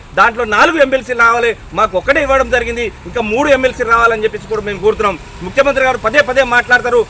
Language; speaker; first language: Telugu; non-native, local second language; Lambadi